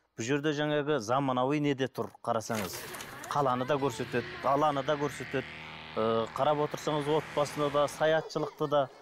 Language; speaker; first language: Kazakh; native; Kazakh